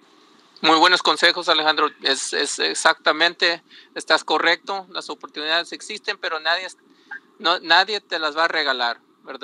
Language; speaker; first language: Spanish; early bilingual, heritage; Spanish